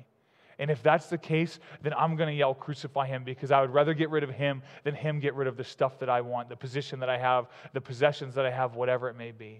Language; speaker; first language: English; native; English